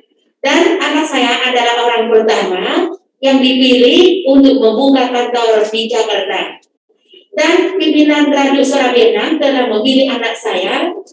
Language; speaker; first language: Indonesian; non-native, fluent; Vietnamese